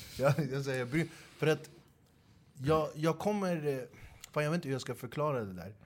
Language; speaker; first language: Swedish; early bilingual, other home language; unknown